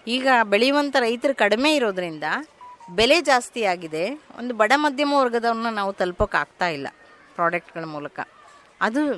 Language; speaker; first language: Kannada; native; Kannada